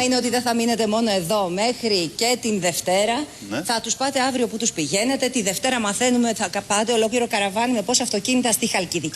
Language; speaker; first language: Greek; native; Greek